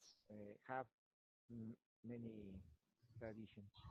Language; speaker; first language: English; non-native, learner; Spanish